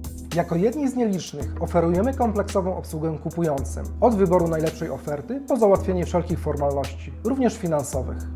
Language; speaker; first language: Polish; native; Polish